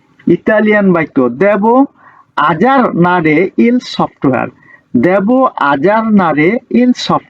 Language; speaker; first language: Italian; non-native, learner; Bangla